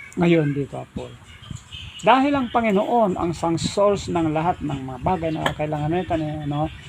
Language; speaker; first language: Filipino; non-native, local second language; Iloko